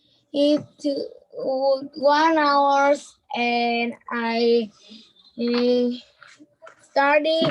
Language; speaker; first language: English; non-native, learner; Vietnamese